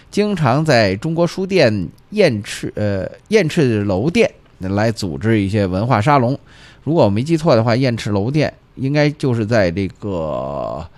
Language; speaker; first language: Chinese; native; Chinese